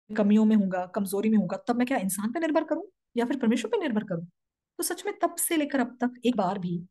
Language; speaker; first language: Hindi; non-native, fluent; Korean